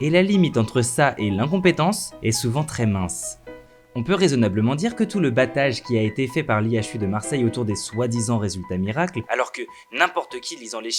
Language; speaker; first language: French; native; French